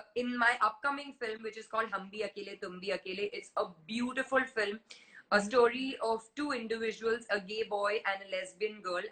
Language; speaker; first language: English; non-native, local second language; Hindi